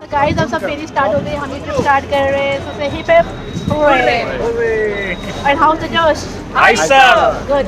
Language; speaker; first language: Hindi; native; Hindi